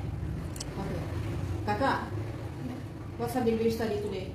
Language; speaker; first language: English; non-native, learner; Indonesian